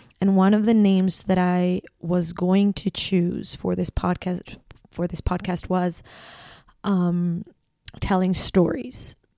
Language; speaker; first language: English; non-native, fluent; Spanish